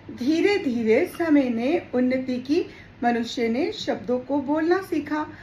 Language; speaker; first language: Hindi; native; Hindi